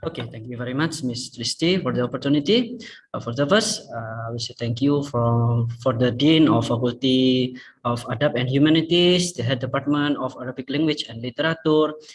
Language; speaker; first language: English; non-native, fluent; Indonesian